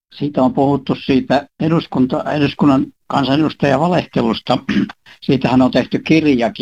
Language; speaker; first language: Finnish; native; Finnish